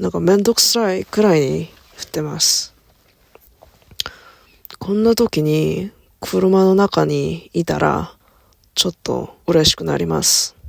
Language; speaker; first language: Japanese; non-native, learner; Korean